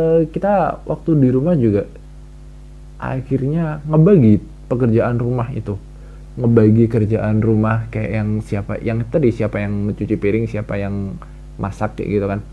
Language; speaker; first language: Indonesian; native; Indonesian